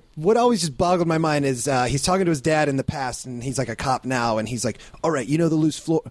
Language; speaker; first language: English; native; English